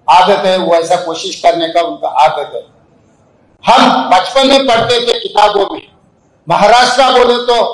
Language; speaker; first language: Hindi; non-native, local second language; Telugu